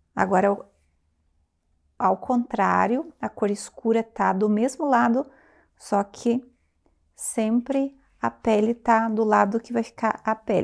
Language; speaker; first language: Portuguese; native; Portuguese